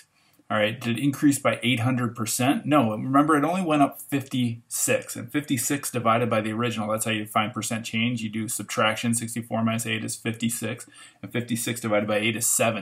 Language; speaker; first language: English; native; English